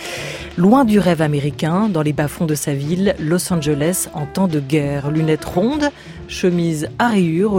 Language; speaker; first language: French; native; French